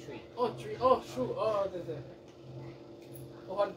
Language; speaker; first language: Chinese; non-native, learner; Indonesian